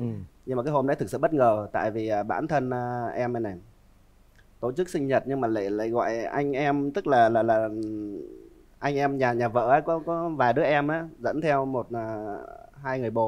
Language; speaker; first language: Vietnamese; native; Vietnamese